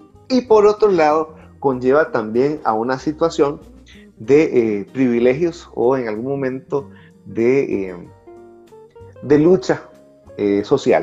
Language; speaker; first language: Spanish; native; Spanish